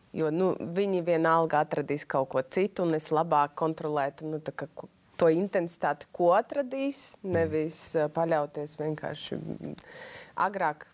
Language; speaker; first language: Latvian; non-native, local second language; Russian